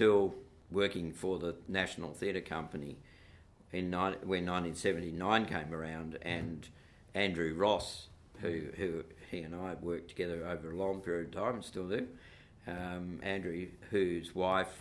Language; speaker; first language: English; native; English